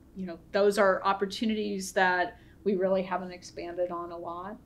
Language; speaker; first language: English; native; English